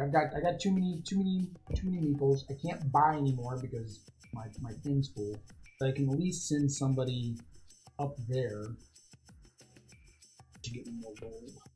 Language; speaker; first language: English; native; English